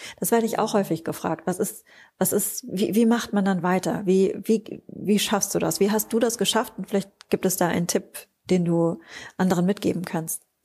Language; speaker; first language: German; native; German